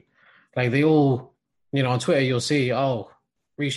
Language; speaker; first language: English; native; English